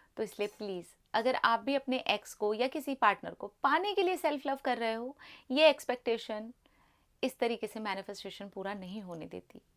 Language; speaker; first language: Hindi; native; Hindi